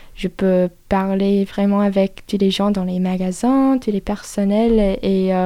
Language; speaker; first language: French; non-native, fluent; English